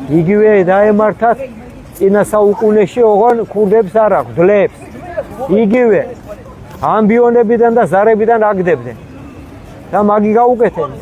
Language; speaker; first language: Georgian; native; Georgian